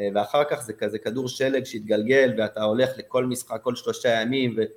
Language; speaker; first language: Hebrew; non-native, fluent; French